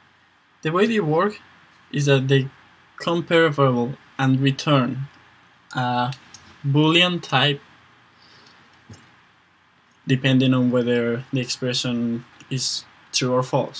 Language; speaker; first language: English; non-native, fluent; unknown